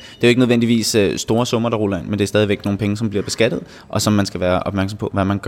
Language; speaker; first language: Danish; native; Danish